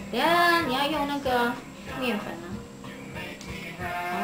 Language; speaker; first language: Chinese; early bilingual, heritage; Chinese